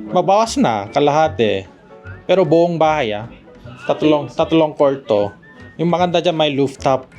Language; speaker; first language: Filipino; non-native, fluent; Korean